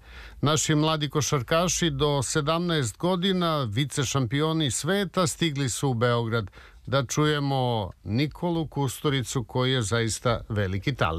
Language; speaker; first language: Serbian; native; Serbian